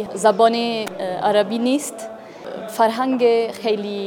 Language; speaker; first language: Persian; non-native, learner; Italian